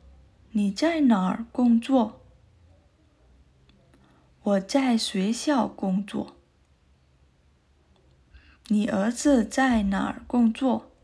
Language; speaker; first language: Chinese; non-native, fluent; Indonesian